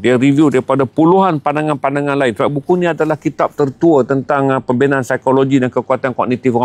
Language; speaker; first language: Malay; native; Malay